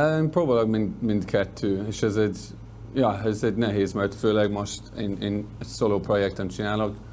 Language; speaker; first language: Hungarian; non-native, learner; English